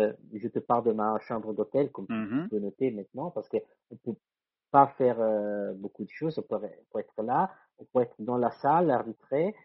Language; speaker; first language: French; non-native, fluent; Italian